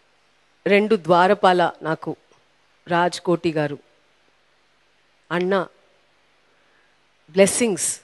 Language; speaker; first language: Telugu; non-native, local second language; Tamil